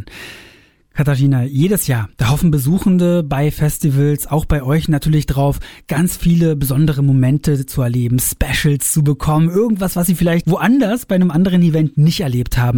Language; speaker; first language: German; native; German